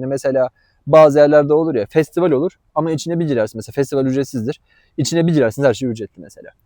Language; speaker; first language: Turkish; native; Turkish